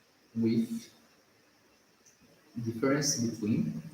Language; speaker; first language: English; non-native, learner; Portuguese